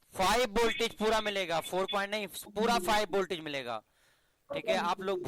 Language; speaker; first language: Hindi; native; Hindi